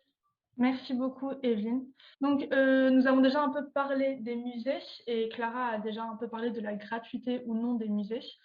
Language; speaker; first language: French; native; French